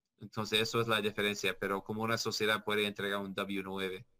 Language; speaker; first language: Spanish; non-native, learner; English